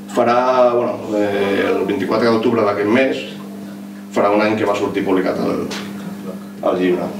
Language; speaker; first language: Catalan; non-native, local second language; Spanish